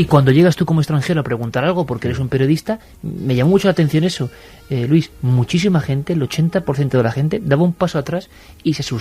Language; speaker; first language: Spanish; native; Spanish